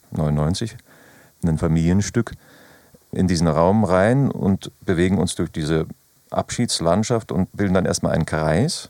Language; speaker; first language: German; native; German